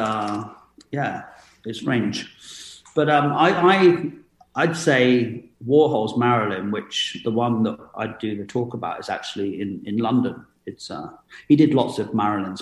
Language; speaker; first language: English; native; English